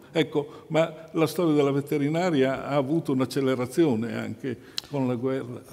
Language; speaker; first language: Italian; native; Italian